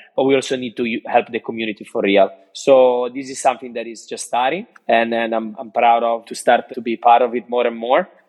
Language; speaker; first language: English; non-native, fluent; Italian